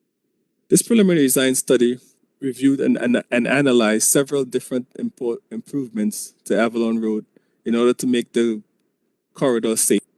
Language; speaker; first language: English; native; English